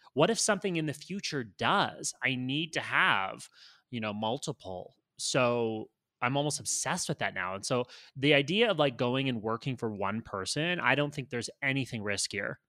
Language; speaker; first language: English; native; English